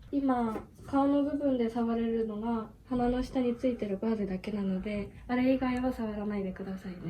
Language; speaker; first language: Japanese; non-native, fluent; Korean